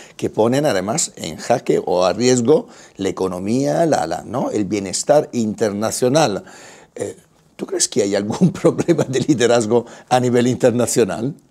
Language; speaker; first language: Spanish; non-native, fluent; Italian